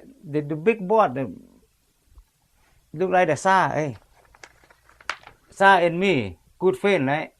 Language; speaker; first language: English; non-native, learner; Lao